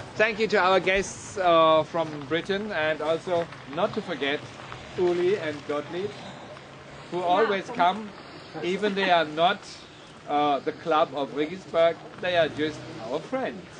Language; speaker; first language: English; non-native, fluent; German